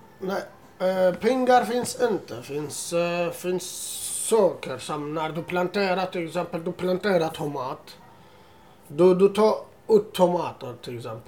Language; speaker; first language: Swedish; non-native, learner; Assyrian Neo-Aramaic